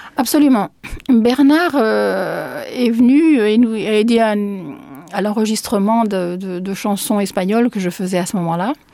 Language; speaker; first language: French; early bilingual, other home language; Spanish